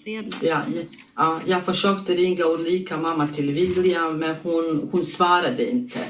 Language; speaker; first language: Swedish; non-native, learner; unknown